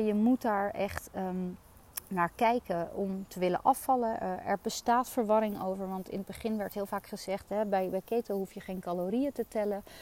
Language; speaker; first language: Dutch; native; Dutch